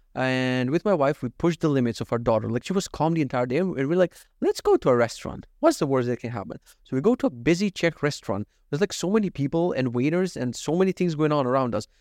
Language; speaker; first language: English; non-native, fluent; Macedonian